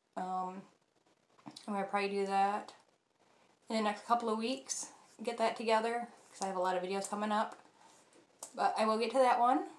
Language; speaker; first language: English; native; English